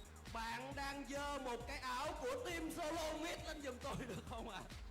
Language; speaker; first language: Vietnamese; native; Vietnamese